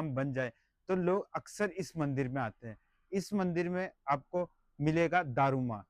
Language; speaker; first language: Hindi; native; Hindi